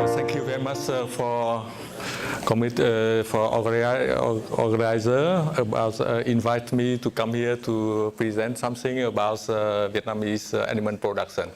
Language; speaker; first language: English; non-native, fluent; Vietnamese